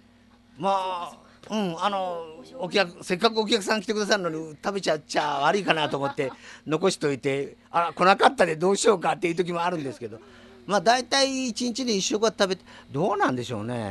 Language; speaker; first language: Japanese; native; Japanese